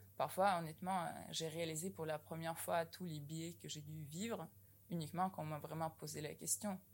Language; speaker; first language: French; non-native, fluent; Russian